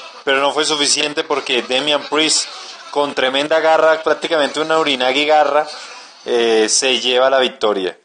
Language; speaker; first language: Spanish; native; Spanish